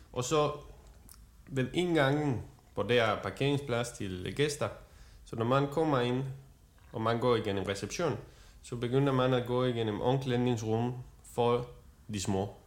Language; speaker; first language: Danish; non-native, fluent; Spanish